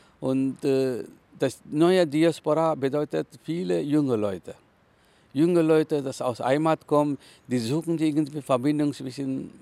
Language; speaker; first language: German; non-native, fluent; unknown